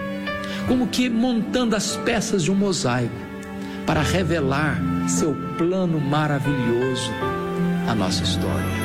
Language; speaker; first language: Portuguese; native; Portuguese